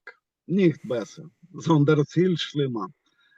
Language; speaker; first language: German; non-native, fluent; Ukrainian